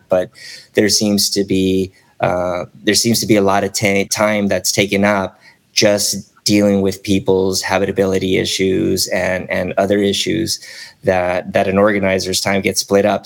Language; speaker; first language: English; native; English